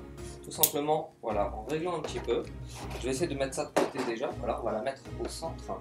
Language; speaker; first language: French; native; French